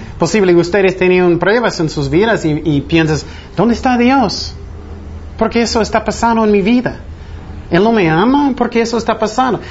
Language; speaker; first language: Spanish; non-native, fluent; English